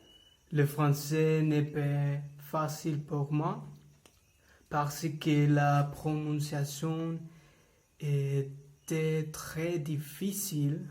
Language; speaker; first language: French; non-native, learner; English